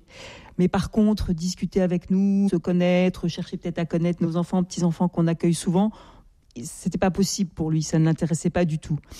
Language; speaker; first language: French; native; French